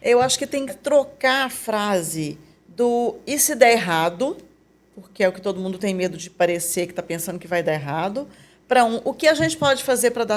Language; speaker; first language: Portuguese; native; Portuguese